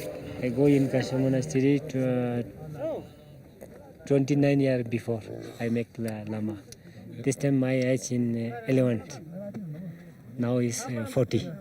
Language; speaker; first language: English; non-native, learner; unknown